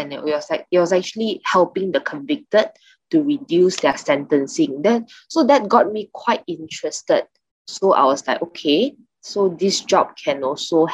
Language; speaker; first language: English; non-native, local second language; Chinese